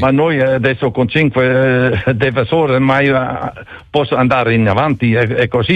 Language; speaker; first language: Italian; non-native, learner; Dutch